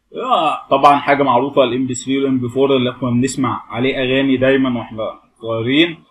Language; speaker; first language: Arabic; native; Arabic